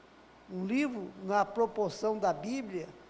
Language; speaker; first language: Portuguese; native; Portuguese